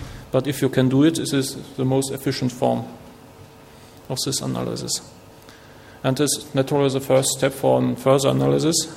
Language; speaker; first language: English; non-native, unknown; German